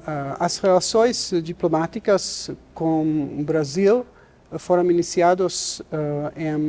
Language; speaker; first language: Portuguese; non-native, learner; Serbian